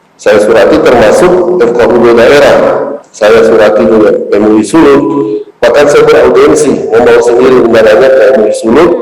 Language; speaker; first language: Indonesian; native; Indonesian